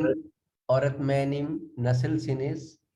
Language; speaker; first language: Turkish; non-native, learner; Urdu